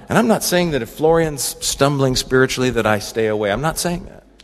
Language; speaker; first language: English; native; English